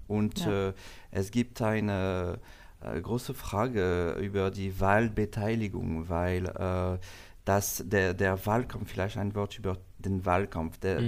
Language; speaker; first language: German; non-native, learner; French